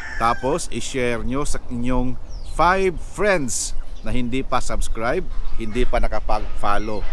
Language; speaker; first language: Filipino; non-native, local second language; Cebuano